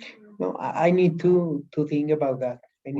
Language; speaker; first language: English; non-native, learner; Spanish